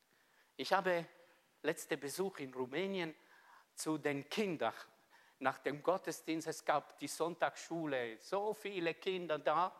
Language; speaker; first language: German; non-native, fluent; Italian